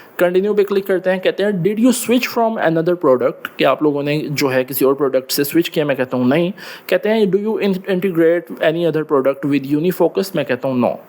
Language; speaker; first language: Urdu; non-native, local second language; Punjabi